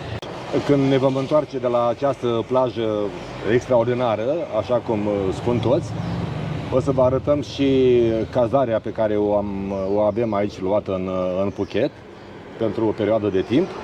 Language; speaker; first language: Romanian; native; Romanian